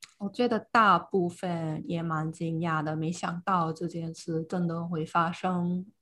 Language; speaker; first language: Chinese; non-native, fluent; English